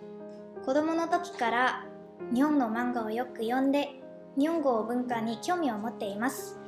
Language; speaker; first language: Japanese; non-native, learner; Vietnamese